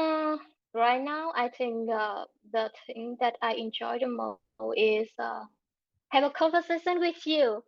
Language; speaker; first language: English; non-native, learner; Vietnamese